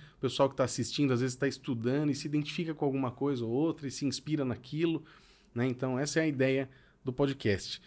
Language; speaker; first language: Portuguese; native; Portuguese